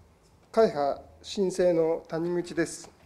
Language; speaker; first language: Japanese; native; Japanese